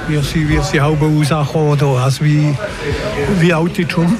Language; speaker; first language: German; non-native, local second language; French